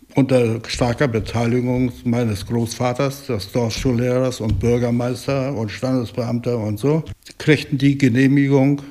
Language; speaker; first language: German; native; German